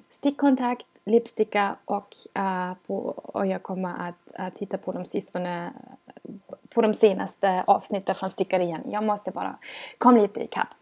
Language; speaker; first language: Swedish; non-native, fluent; German